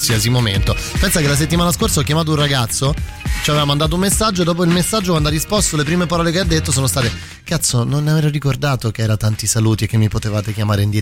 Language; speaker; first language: Italian; native; Italian